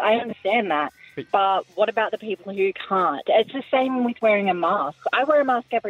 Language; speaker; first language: English; native; English